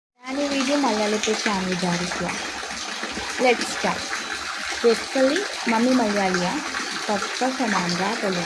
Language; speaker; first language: Malayalam; non-native, local second language; Telugu